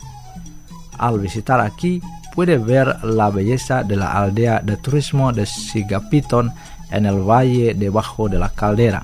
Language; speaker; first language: Spanish; non-native, fluent; Indonesian